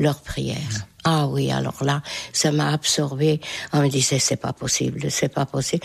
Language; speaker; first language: French; non-native, fluent; Hungarian